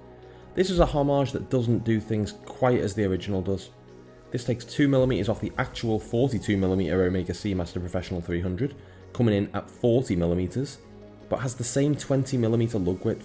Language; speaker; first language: English; native; English